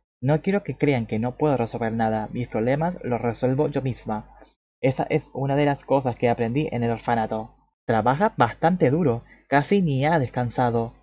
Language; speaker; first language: Spanish; native; Spanish